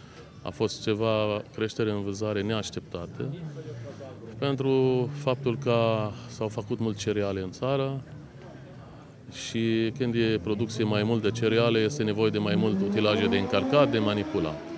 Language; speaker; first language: Romanian; non-native, fluent; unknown